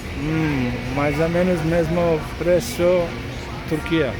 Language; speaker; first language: Portuguese; non-native, learner; Turkish